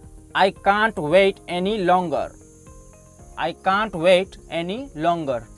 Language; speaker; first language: English; non-native, fluent; Hindi